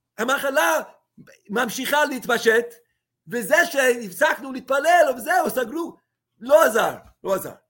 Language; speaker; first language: Hebrew; non-native, fluent; English